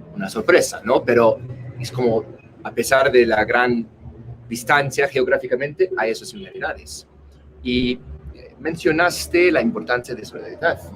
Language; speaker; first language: Spanish; non-native, fluent; English